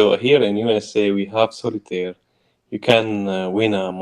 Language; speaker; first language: English; non-native, learner; Arabic